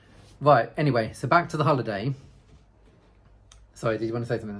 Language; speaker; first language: English; native; English